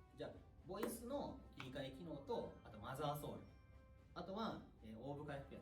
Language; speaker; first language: Japanese; native; Japanese